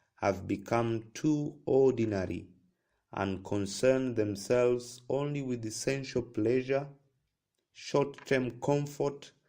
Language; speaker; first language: English; non-native, local second language; Swahili